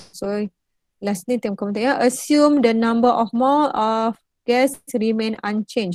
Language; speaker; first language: English; non-native, local second language; Malay